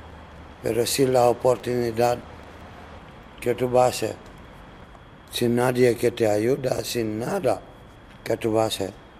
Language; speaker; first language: Spanish; non-native, learner; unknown